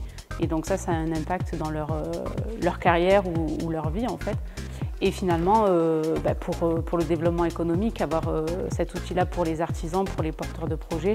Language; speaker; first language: French; native; French